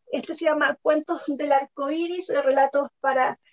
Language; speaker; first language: Spanish; native; Spanish